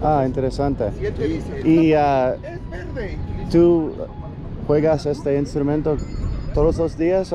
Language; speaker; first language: Spanish; non-native, learner; English